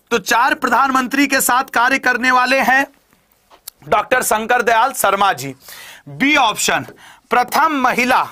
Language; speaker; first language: Hindi; native; Hindi